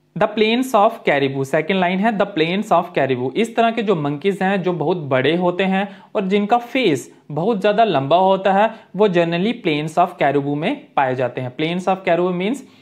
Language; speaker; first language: Hindi; native; Hindi